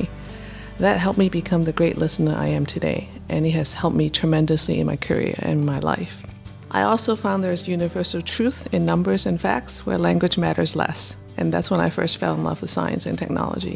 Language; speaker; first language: English; non-native, local second language; Cantonese